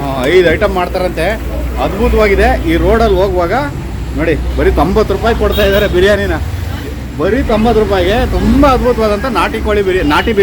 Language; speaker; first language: Kannada; native; Kannada